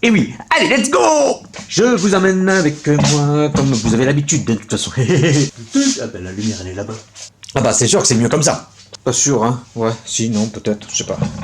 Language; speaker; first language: French; native; French